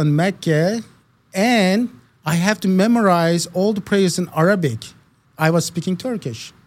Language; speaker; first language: English; non-native, fluent; Turkish